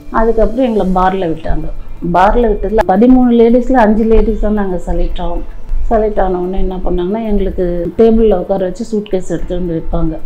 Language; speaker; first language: Tamil; native; Tamil